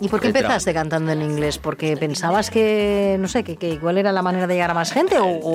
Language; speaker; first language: Spanish; native; Spanish